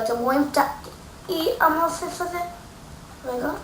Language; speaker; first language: Hebrew; native; Hebrew